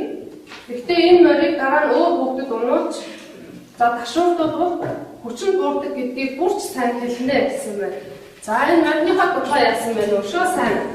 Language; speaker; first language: Mongolian; native; Mongolian